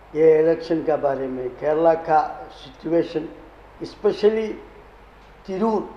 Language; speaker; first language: Hindi; non-native, local second language; Malayalam